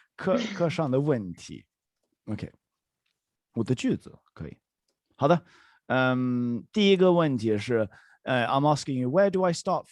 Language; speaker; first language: Chinese; non-native, fluent; English